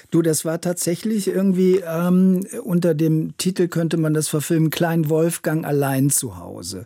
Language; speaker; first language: German; native; German